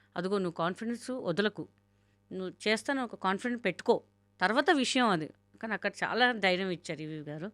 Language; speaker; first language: Telugu; non-native, local second language; Hindi